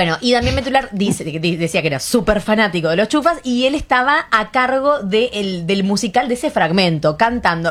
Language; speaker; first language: Spanish; native; Spanish